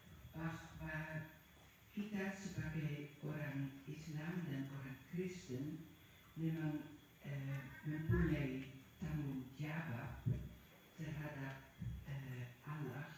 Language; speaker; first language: Indonesian; non-native, fluent; Dutch